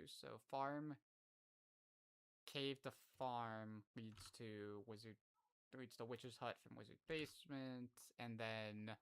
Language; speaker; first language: English; native; English